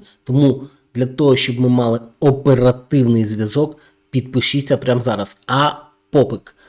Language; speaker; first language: Russian; non-native, local second language; Ukrainian